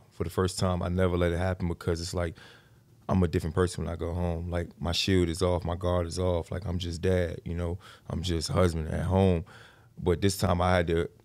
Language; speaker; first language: English; native; English